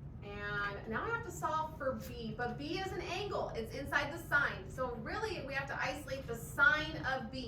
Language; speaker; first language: English; native; English